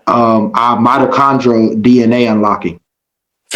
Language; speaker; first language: English; native; English